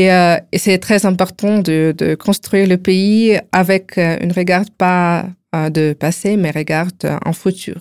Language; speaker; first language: French; non-native, fluent; Ukrainian